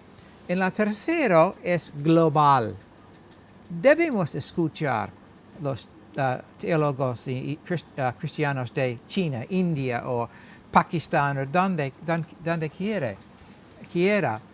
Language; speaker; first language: Spanish; non-native, learner; English